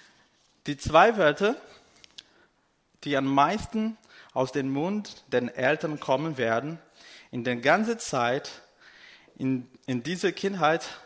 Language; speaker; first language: German; non-native, fluent; Portuguese